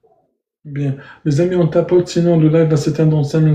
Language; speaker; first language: French; native; French